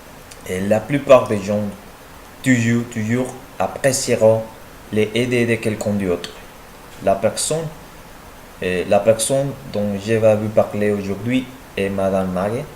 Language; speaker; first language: French; non-native, learner; Spanish